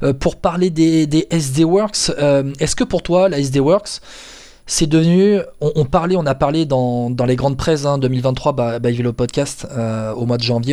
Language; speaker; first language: French; native; French